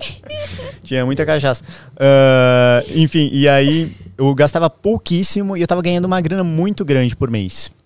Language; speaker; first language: Portuguese; native; Portuguese